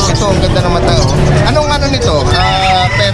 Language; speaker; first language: Filipino; native; Filipino